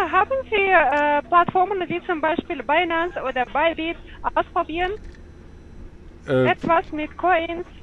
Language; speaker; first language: German; non-native, learner; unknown